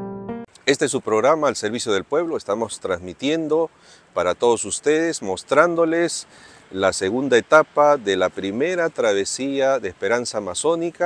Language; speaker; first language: Spanish; native; Spanish